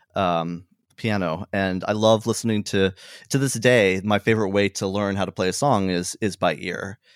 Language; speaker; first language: English; native; English